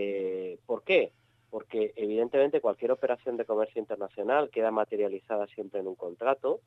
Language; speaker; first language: Spanish; native; Spanish